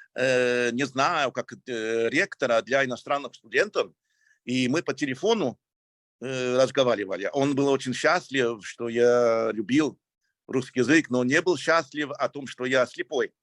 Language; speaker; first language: Russian; non-native, fluent; English